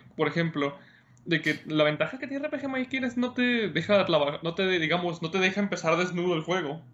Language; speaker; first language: Spanish; native; Spanish